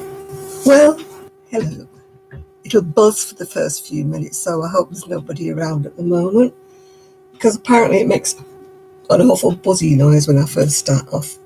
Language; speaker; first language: English; native; English